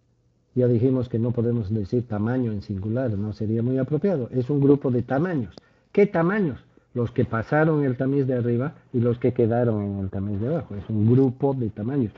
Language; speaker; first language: Spanish; native; Spanish